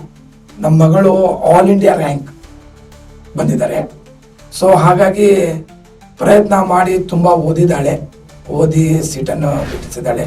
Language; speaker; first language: Kannada; non-native, local second language; Urdu